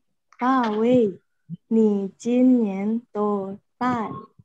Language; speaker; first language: Chinese; non-native, learner; Indonesian